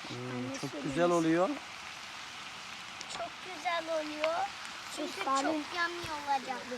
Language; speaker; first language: Turkish; early bilingual, heritage; Turkish